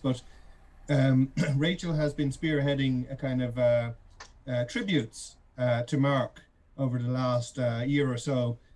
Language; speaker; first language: English; native; English